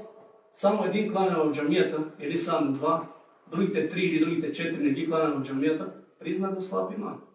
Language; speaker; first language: Bulgarian; native; Bulgarian